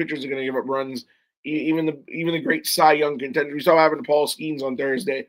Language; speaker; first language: English; native; English